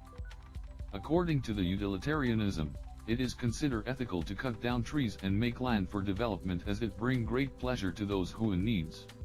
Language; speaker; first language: English; non-native, learner; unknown